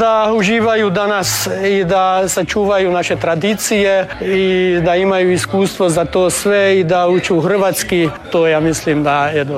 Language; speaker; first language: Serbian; early bilingual, heritage; Croatian